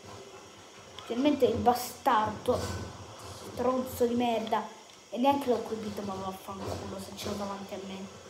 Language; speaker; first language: Italian; native; Italian